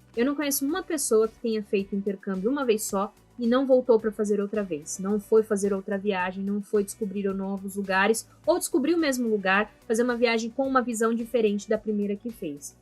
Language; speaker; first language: Portuguese; native; Portuguese